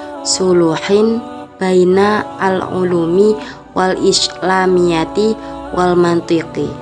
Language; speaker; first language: Arabic; non-native, learner; Indonesian